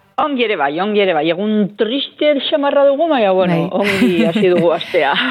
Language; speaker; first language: Basque; native; Basque